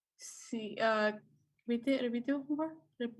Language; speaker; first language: Spanish; non-native, learner; English